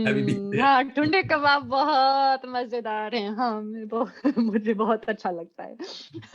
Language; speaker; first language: Hindi; non-native, fluent; English